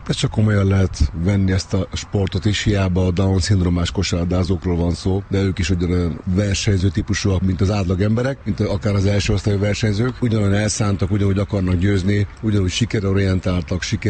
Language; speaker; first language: Hungarian; native; Hungarian